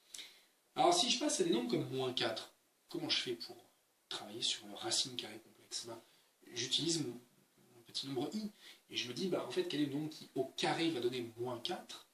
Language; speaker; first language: French; native; French